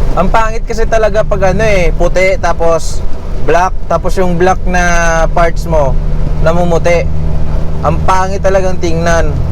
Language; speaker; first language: Filipino; native; Filipino